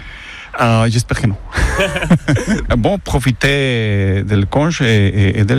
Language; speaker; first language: French; non-native, fluent; Spanish